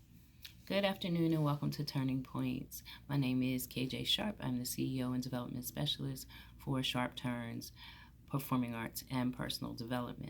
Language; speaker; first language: English; native; English